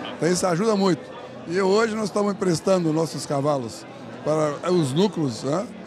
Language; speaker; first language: Portuguese; non-native, fluent; Arabic